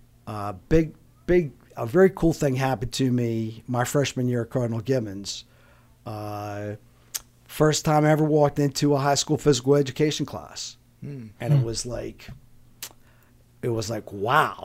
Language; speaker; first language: English; native; English